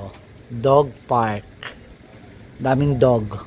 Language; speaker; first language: English; non-native, learner; Filipino